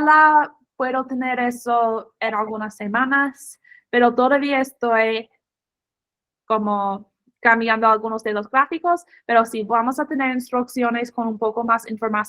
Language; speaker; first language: Spanish; non-native, fluent; English